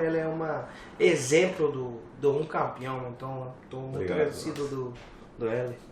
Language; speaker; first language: Portuguese; non-native, learner; English